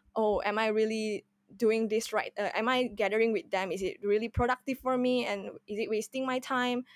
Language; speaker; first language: English; non-native, fluent; Indonesian